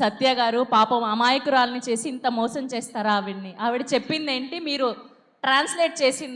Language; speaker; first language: Telugu; native; Telugu